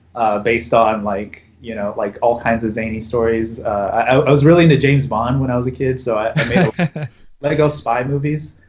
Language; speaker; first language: English; native; English